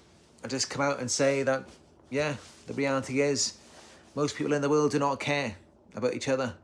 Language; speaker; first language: English; native; English